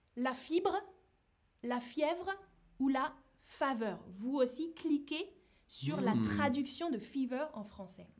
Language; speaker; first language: French; native; French